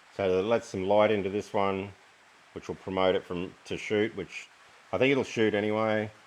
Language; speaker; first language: English; native; English